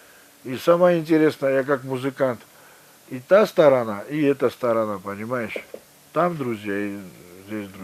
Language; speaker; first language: Russian; non-native, local second language; Georgian